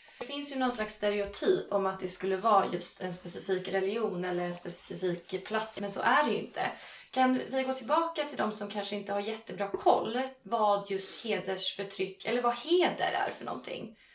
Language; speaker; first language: Swedish; native; Swedish